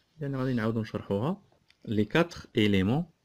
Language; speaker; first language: French; non-native, local second language; Arabic